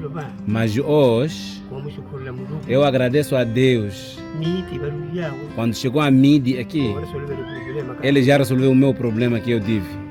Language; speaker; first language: Portuguese; non-native, local second language; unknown